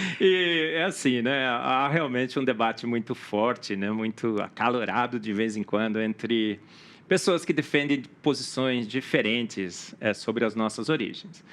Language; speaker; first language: Portuguese; native; Portuguese